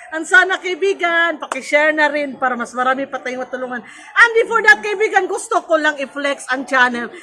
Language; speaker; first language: Filipino; non-native, local second language; Cebuano